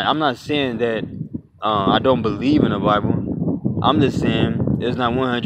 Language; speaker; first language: English; native; English